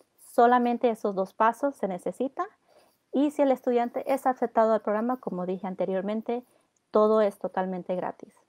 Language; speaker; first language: Spanish; early bilingual, heritage; Spanish